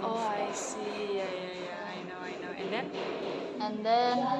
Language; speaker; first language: English; non-native, learner; Indonesian